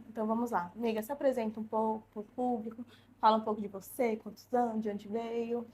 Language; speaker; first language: Portuguese; native; Portuguese